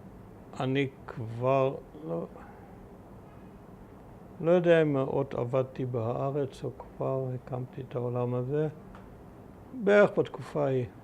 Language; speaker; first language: Hebrew; early bilingual, other home language; German